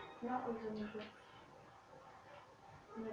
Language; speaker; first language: French; native; French